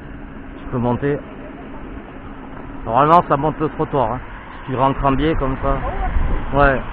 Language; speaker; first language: French; native; French